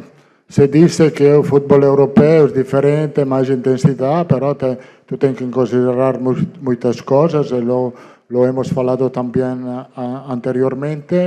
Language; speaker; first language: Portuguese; non-native, learner; Italian